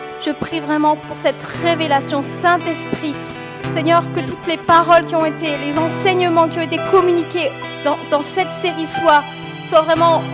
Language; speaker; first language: French; native; French